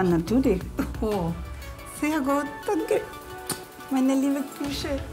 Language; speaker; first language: German; non-native, learner; Spanish